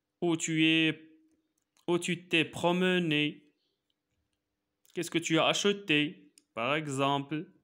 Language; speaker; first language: French; non-native, local second language; Arabic